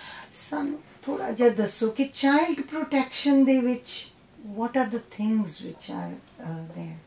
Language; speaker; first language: English; non-native, local second language; Punjabi